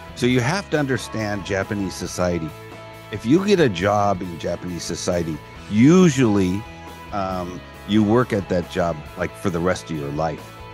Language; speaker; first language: English; native; English